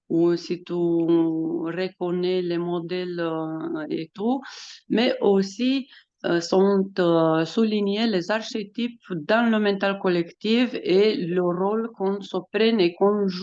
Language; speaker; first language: French; non-native, fluent; Romanian